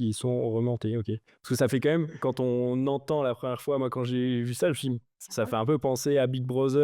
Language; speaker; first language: French; native; French